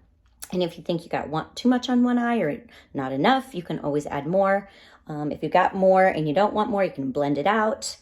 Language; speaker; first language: English; native; English